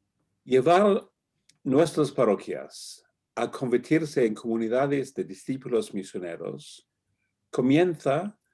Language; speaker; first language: Spanish; non-native, fluent; English